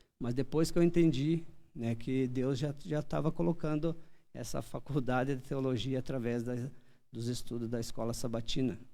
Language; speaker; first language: Portuguese; native; Portuguese